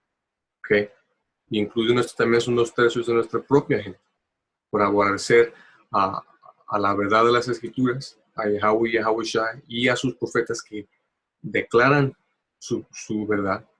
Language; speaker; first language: Spanish; early bilingual, heritage; Spanish